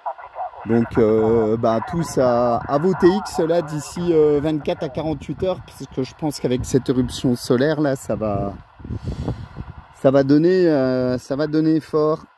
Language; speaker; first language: French; native; French